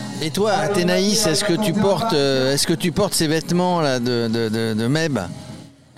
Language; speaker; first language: French; native; French